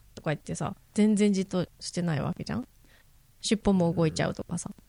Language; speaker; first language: Japanese; native; Japanese